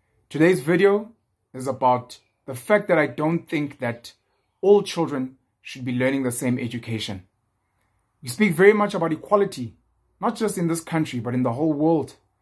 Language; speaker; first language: English; non-native, local second language; Zulu